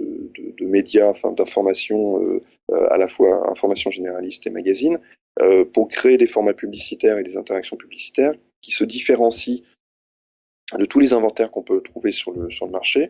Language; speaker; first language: French; native; French